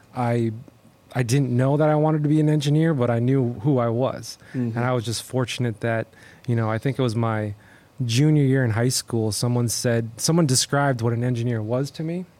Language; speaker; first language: English; native; English